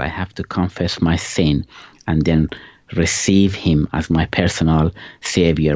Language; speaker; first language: English; non-native, fluent; Persian